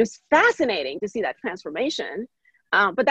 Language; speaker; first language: English; non-native, local second language; Gujarati